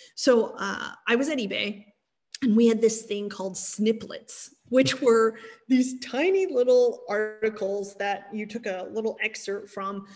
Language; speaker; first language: English; native; English